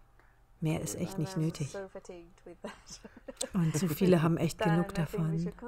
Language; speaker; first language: German; native; German